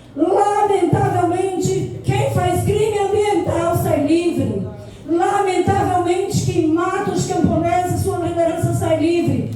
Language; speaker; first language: Portuguese; native; Portuguese